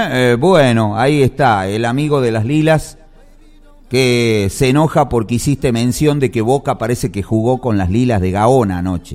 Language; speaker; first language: Spanish; native; Spanish